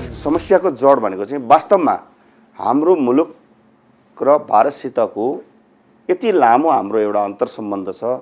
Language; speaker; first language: Nepali; native; Nepali